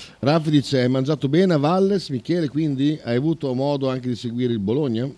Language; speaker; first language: Italian; native; Italian